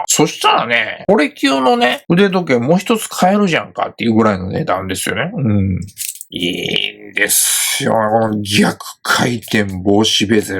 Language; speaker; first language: Japanese; native; Japanese